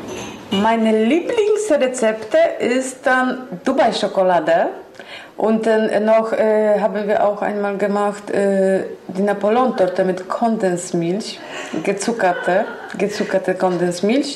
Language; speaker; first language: German; non-native, learner; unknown